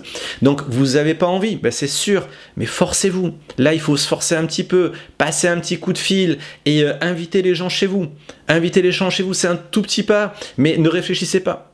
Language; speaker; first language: French; native; French